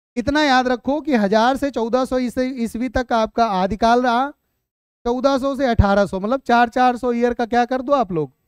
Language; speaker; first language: Hindi; native; Hindi